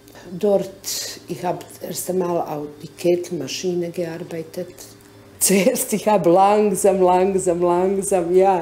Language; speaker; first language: German; non-native, learner; Bosnian